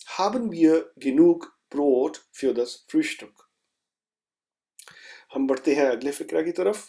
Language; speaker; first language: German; non-native, fluent; Urdu